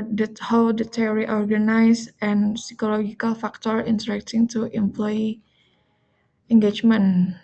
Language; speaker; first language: English; non-native, learner; Indonesian